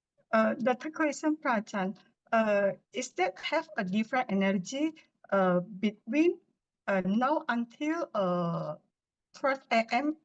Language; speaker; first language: English; non-native, learner; Indonesian